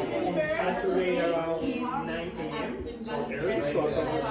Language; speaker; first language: English; non-native, learner; Spanish